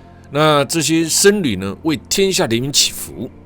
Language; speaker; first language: Chinese; native; Chinese